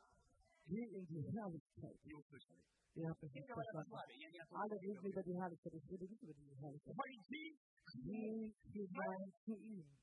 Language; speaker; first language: German; non-native, fluent; Russian